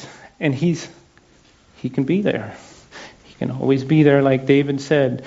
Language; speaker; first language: English; native; English